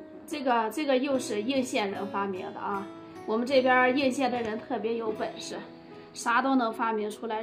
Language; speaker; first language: Chinese; native; Chinese